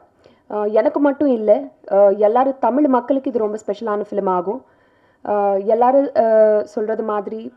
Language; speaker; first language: Tamil; non-native, learner; Telugu